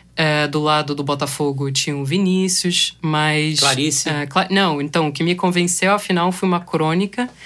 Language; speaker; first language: Portuguese; non-native, fluent; English